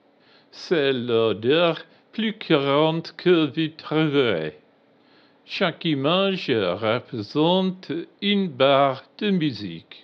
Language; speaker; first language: French; non-native, learner; English